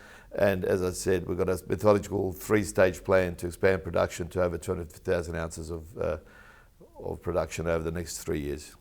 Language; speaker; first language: English; native; English